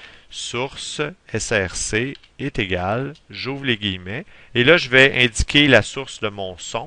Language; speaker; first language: French; native; French